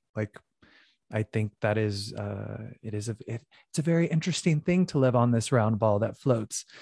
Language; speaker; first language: English; native; English